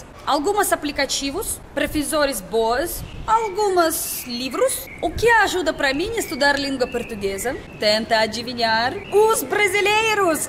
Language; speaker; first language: Portuguese; non-native, learner; Russian